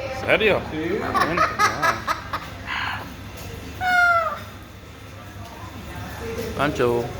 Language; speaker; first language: Spanish; non-native, learner; English